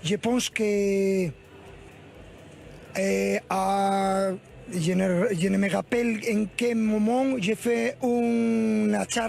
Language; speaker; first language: French; non-native, learner; Spanish